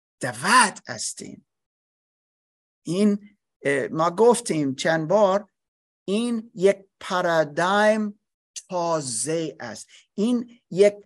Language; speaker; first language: Persian; non-native, learner; English